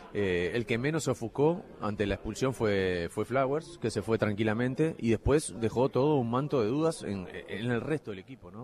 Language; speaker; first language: Spanish; native; Spanish